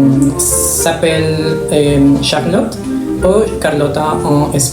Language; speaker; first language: French; non-native, learner; Spanish